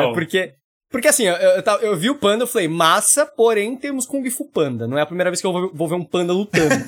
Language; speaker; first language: Portuguese; native; Portuguese